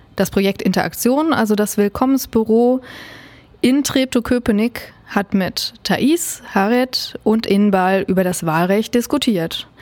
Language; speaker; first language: German; native; German